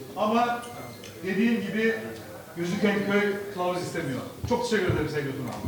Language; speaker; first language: Turkish; early bilingual, other home language; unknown